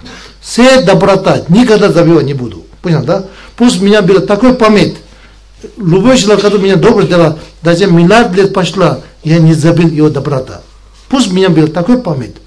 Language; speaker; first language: Russian; non-native, learner; Tibetan